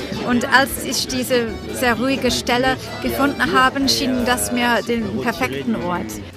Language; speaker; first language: German; non-native, fluent; French